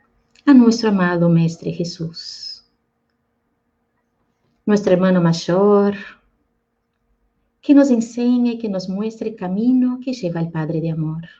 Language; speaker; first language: Spanish; native; Spanish